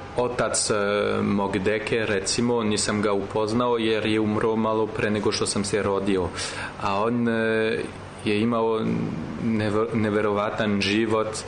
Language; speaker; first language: Serbian; non-native, fluent; French